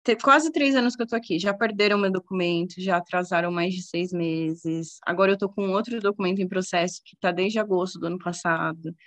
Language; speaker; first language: Portuguese; native; Portuguese